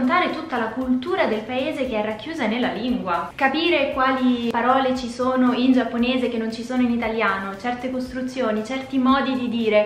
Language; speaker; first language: Italian; native; Italian